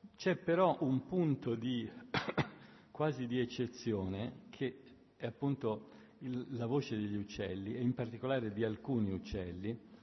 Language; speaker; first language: Italian; native; Italian